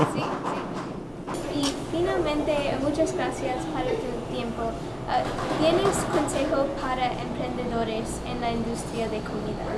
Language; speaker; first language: Spanish; non-native, learner; English